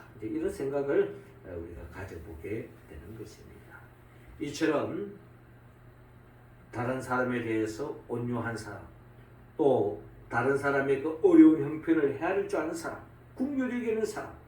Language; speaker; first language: Korean; native; Korean